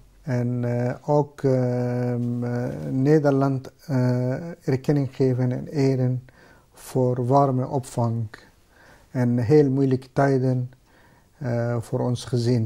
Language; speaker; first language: Dutch; non-native, fluent; Persian